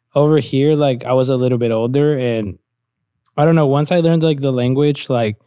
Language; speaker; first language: English; early bilingual, other home language; Spanish